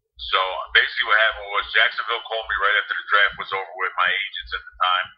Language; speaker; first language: English; native; English